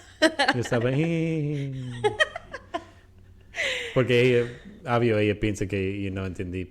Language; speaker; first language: Spanish; non-native, fluent; English